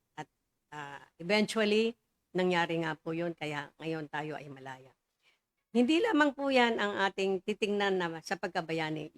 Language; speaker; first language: Filipino; native; Filipino